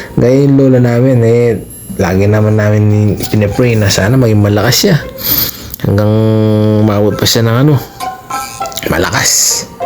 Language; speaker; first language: Filipino; non-native, local second language; Pampanga